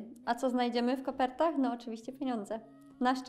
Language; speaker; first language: Polish; native; Polish